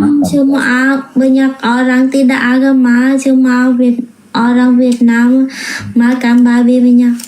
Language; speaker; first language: Indonesian; non-native, learner; Vietnamese